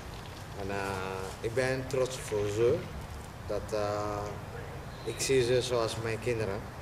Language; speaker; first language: Dutch; non-native, learner; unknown